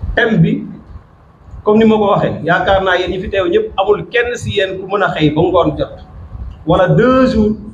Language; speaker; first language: Wolof; non-native, local second language; Serer